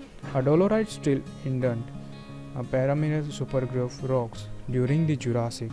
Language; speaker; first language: English; non-native, fluent; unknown